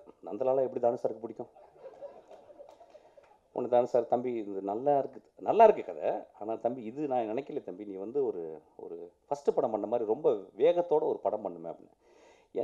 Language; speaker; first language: Tamil; native; Tamil